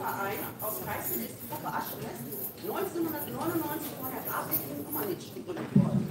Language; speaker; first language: German; early bilingual, other home language; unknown